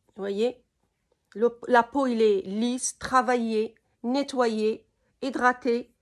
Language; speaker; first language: French; non-native, local second language; Arabic